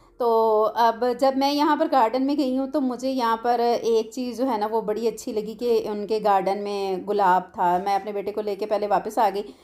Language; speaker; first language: Urdu; non-native, local second language; Punjabi